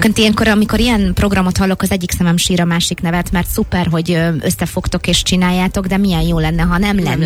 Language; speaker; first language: Hungarian; native; Hungarian